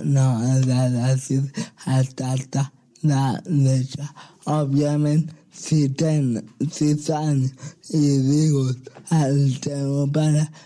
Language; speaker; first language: Catalan; non-native, local second language; Spanish